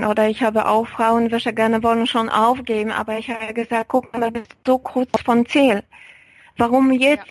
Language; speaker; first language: German; non-native, fluent; Polish